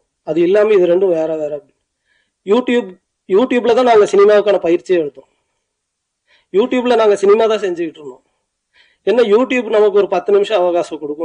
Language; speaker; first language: Tamil; native; Tamil